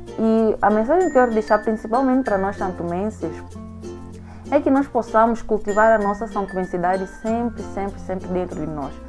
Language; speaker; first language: Portuguese; native; Portuguese